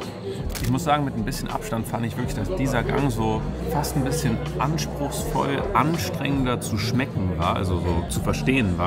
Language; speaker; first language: German; native; German